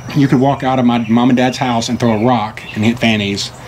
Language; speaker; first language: English; native; English